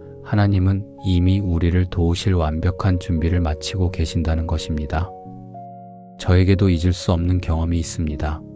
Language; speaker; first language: Korean; native; Korean